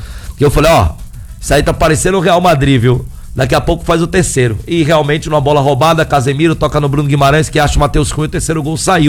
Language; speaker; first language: Portuguese; native; Portuguese